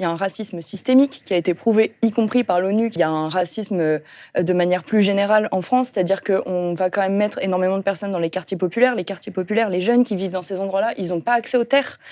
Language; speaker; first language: French; native; French